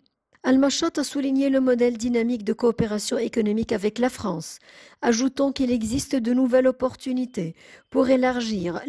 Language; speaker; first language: French; non-native, fluent; Arabic